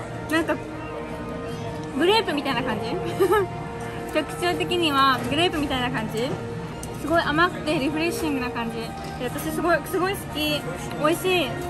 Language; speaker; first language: Japanese; native; Japanese